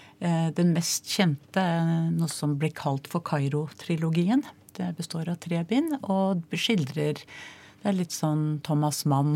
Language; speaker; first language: Norwegian; native; Norwegian